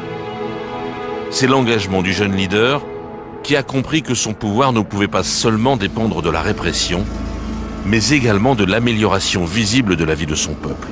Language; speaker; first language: French; native; French